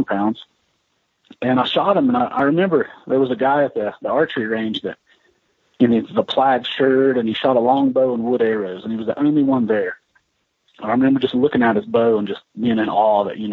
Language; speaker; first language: English; native; English